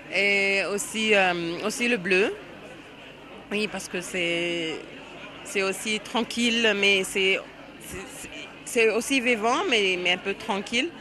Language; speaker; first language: French; non-native, fluent; Arabic